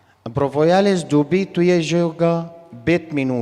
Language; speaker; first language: Slovenian; non-native, learner; Arabic